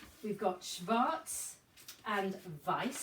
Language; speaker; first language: German; non-native, fluent; English